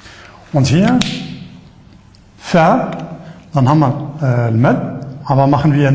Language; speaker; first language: German; non-native, fluent; Arabic